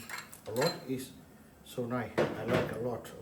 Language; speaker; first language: English; non-native, learner; Khmer